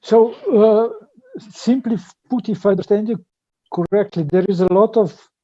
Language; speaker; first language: English; non-native, fluent; Slovenian